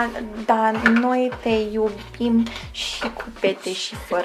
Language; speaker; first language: Romanian; early bilingual, other home language; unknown